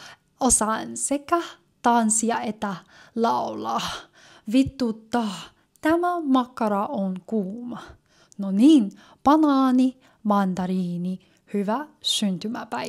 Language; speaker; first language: Finnish; non-native, learner; English